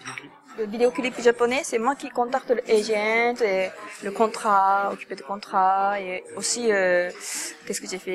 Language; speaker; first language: French; non-native, fluent; Japanese